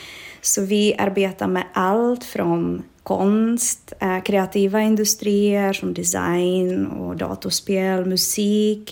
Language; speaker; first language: Swedish; non-native, fluent; Czech